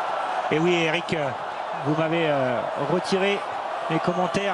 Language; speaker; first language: French; native; French